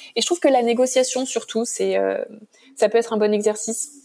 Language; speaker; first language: French; native; French